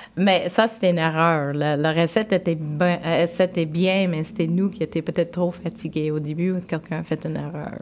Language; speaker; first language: French; non-native, fluent; English